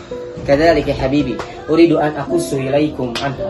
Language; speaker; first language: Arabic; non-native, learner; Indonesian